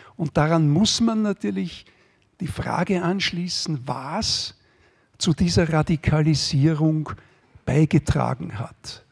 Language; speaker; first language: German; native; German